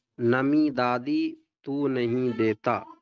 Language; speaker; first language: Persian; non-native, fluent; Urdu